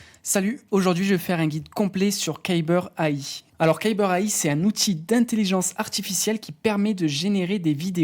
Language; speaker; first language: French; native; French